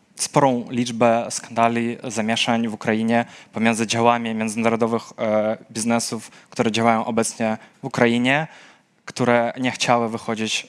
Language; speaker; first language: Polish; non-native, fluent; Ukrainian